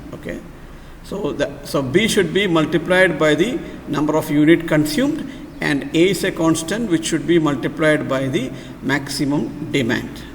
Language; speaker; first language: English; non-native, local second language; Malayalam